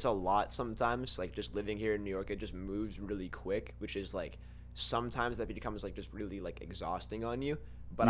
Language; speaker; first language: English; native; English